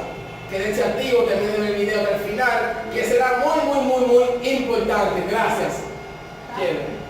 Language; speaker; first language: Spanish; non-native, fluent; Haitian Creole